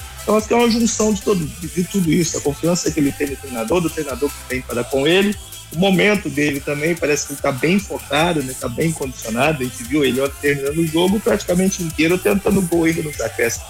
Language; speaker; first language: Portuguese; native; Portuguese